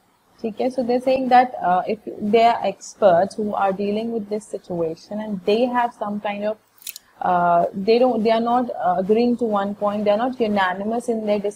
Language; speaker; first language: English; non-native, local second language; Hindi